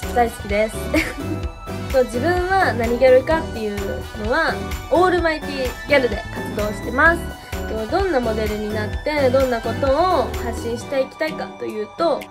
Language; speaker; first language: Japanese; native; Japanese